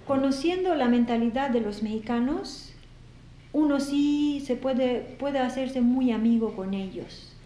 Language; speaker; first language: Spanish; non-native, fluent; Albanian